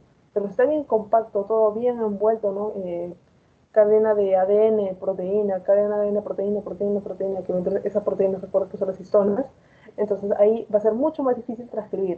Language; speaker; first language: Spanish; native; Spanish